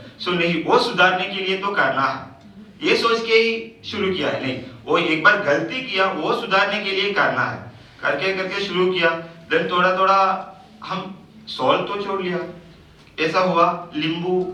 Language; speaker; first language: Hindi; non-native, local second language; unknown